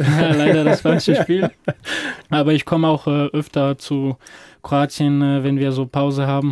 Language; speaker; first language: German; non-native, fluent; Croatian